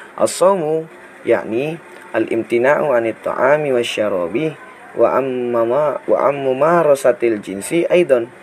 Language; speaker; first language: Arabic; non-native, learner; Indonesian